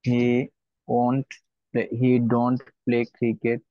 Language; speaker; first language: English; non-native, learner; Bangla